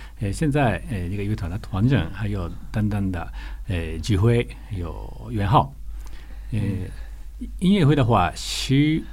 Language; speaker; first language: Chinese; non-native, learner; Japanese